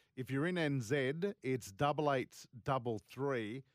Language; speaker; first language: English; native; English